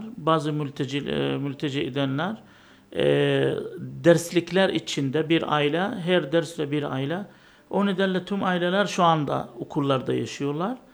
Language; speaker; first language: Turkish; non-native, fluent; Arabic